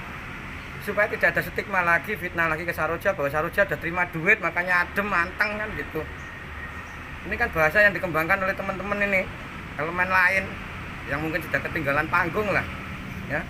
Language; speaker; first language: Indonesian; non-native, local second language; Javanese